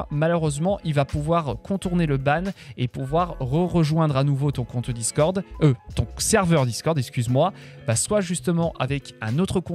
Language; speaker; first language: French; native; French